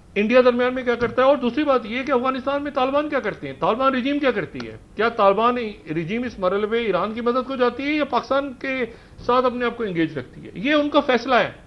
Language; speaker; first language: Urdu; native; Urdu